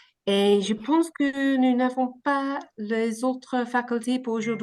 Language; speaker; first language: French; non-native, learner; English